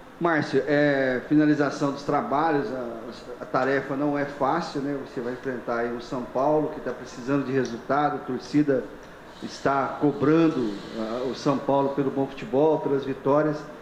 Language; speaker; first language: Portuguese; native; Portuguese